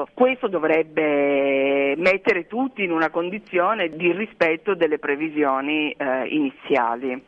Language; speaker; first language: Italian; native; Italian